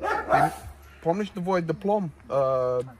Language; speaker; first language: Ukrainian; non-native, learner; English